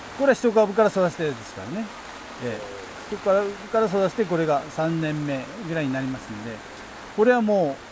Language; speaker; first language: Japanese; native; Japanese